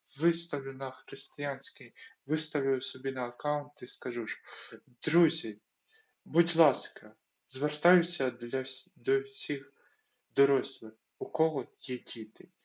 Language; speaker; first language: Ukrainian; non-native, local second language; Russian